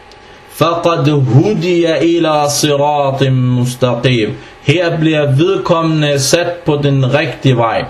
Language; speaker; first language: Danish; non-native, fluent; Arabic